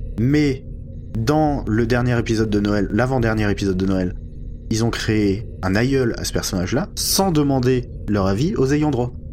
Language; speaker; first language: French; native; French